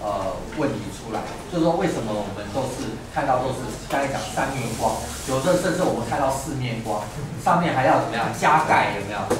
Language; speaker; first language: Chinese; native; Chinese